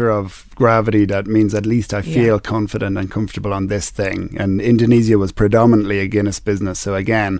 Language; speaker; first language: English; native; English